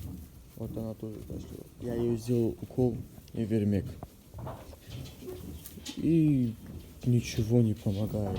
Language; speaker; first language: Russian; non-native, local second language; Ossetic